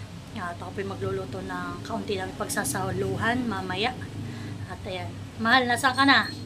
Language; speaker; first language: Filipino; native; Filipino